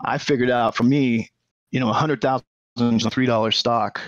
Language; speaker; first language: English; native; English